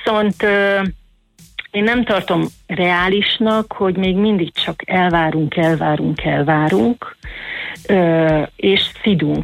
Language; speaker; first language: Hungarian; native; Hungarian